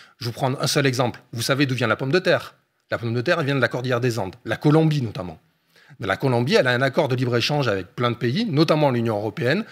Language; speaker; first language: French; native; French